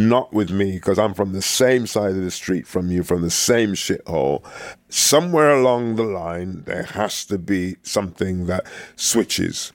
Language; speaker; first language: English; native; English